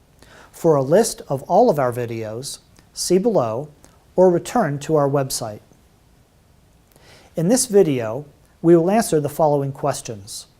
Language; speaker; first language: English; native; English